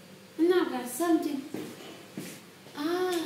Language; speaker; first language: English; non-native, learner; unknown